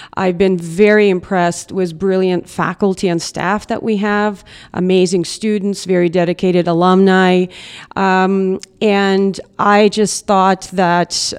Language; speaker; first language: English; non-native, fluent; Russian